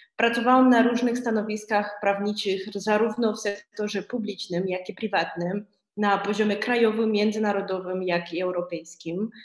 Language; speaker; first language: Polish; non-native, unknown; Romanian